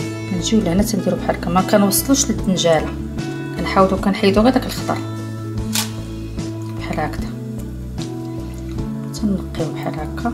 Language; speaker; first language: Arabic; native; Arabic